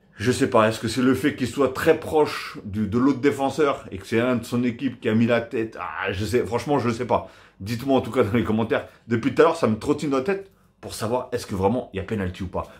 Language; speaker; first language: French; native; French